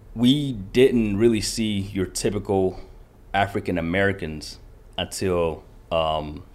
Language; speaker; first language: English; early bilingual, other home language; Kinyarwanda